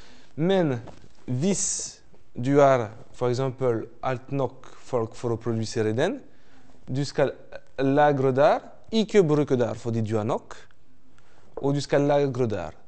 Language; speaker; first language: Norwegian; non-native, fluent; French